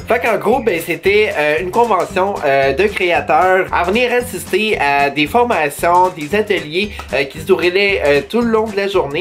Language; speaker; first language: French; native; French